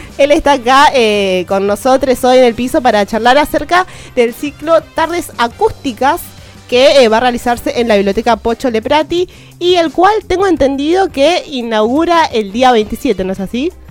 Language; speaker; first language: Spanish; native; Spanish